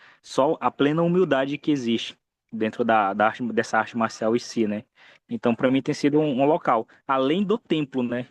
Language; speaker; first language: Portuguese; native; Portuguese